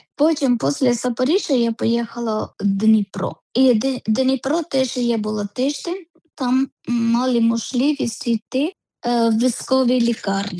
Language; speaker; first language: Ukrainian; non-native, learner; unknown